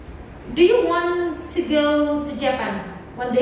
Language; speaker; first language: English; non-native, learner; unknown